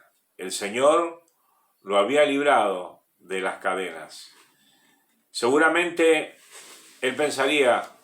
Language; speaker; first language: Spanish; native; Spanish